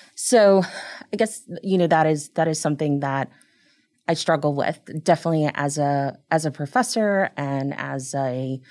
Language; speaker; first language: English; early bilingual, other home language; Spanish